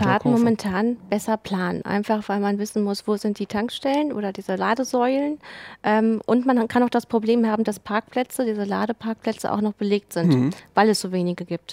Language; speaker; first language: German; native; German